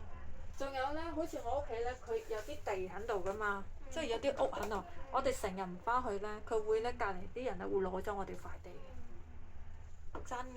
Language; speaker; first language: Cantonese; native; Cantonese